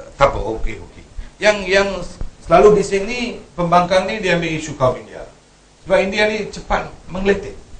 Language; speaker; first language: Malay; non-native, local second language; Tamil